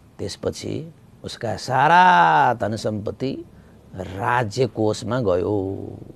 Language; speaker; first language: Nepali; native; Nepali